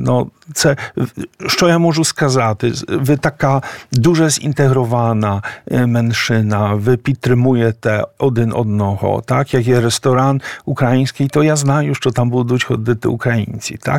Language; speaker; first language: Ukrainian; non-native, fluent; Polish